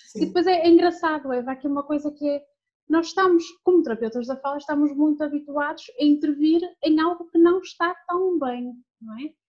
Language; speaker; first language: Portuguese; native; Portuguese